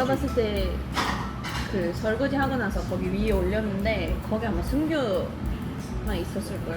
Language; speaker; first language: Korean; non-native, fluent; Swedish